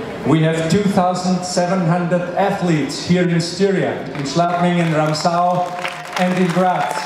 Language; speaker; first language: English; non-native, fluent; German